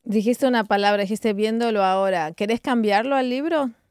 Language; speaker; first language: Spanish; native; Spanish